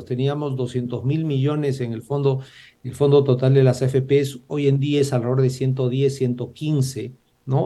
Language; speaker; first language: Spanish; native; Spanish